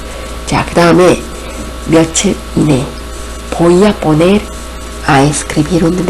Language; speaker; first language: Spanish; non-native, fluent; Korean